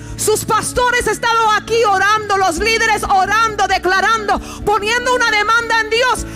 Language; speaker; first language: Spanish; early bilingual, heritage; Spanish